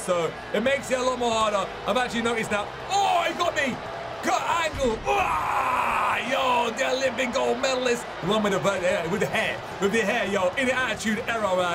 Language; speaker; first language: English; native; English